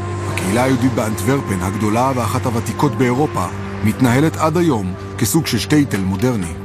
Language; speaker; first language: Hebrew; native; Hebrew